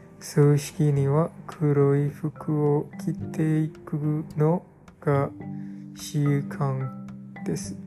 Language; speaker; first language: Japanese; non-native, learner; English